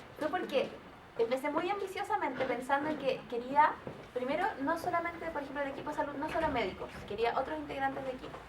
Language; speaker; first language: Spanish; native; Spanish